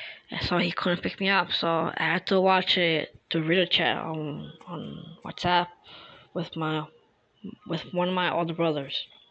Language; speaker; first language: English; early bilingual, other home language; Spanish